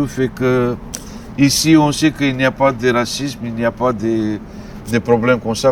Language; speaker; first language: French; non-native, fluent; Romanian